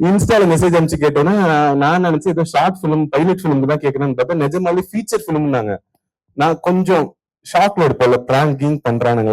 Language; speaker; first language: Tamil; native; Tamil